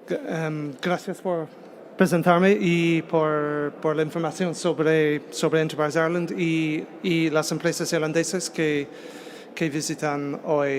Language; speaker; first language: Spanish; non-native, fluent; English